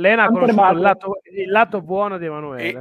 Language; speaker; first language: Italian; native; Italian